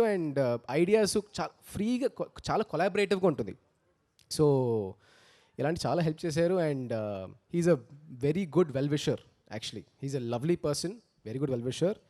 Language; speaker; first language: Telugu; early bilingual, heritage; Telugu